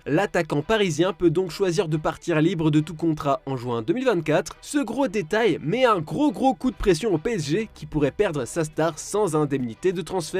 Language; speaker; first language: French; native; French